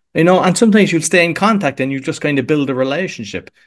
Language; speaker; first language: English; native; English